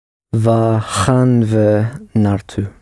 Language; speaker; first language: Dutch; non-native, learner; English